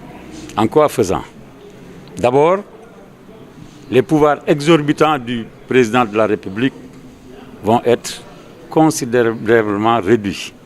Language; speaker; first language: French; non-native, local second language; Wolof